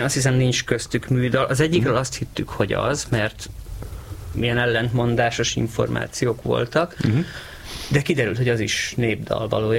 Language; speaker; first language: Hungarian; native; Hungarian